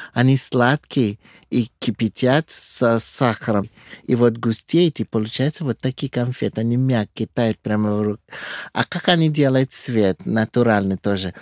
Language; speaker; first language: Russian; non-native, fluent; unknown